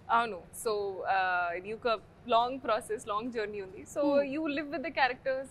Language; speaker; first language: Telugu; non-native, learner; Hindi